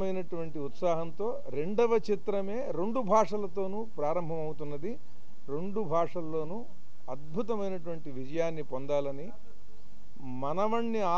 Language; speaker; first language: Telugu; native; Telugu